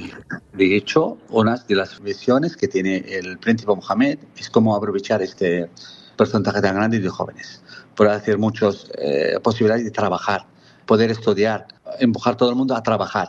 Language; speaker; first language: Spanish; non-native, fluent; Arabic